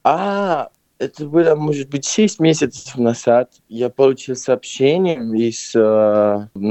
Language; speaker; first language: Russian; non-native, fluent; Spanish